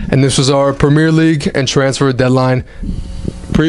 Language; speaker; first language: English; native; English